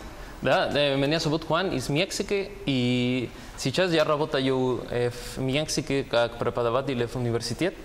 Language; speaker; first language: Russian; non-native, learner; Spanish